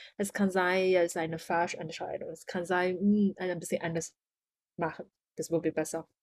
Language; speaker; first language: German; non-native, learner; Chinese